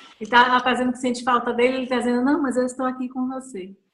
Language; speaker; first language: Portuguese; native; Portuguese